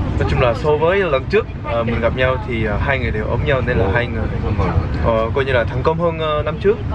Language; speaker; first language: Vietnamese; native; Vietnamese